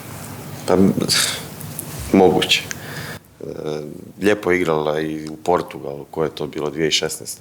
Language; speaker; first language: Bosnian; native; Bosnian